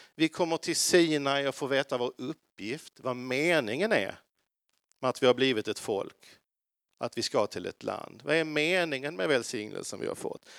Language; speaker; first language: Swedish; native; Swedish